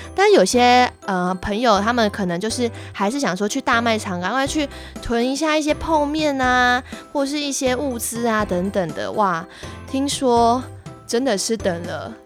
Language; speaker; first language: Chinese; non-native, local second language; Hakka Chinese